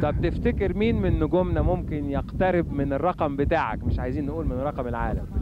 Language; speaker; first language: Arabic; native; Arabic